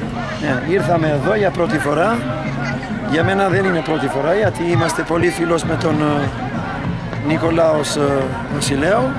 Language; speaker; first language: Greek; non-native, learner; Albanian